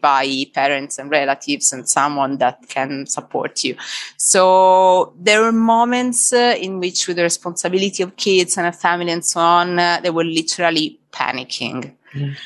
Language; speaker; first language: English; non-native, fluent; Italian